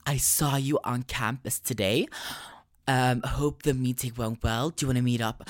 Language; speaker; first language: English; non-native, fluent; Swedish